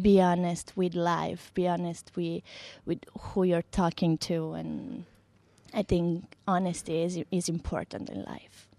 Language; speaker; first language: English; non-native, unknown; Italian